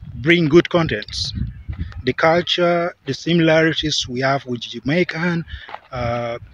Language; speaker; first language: English; non-native, local second language; Acoli